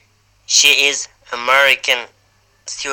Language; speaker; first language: English; non-native, learner; Uyghur